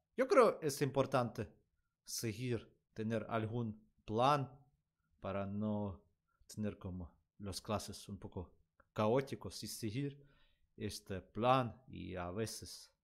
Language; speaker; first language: Spanish; non-native, learner; Russian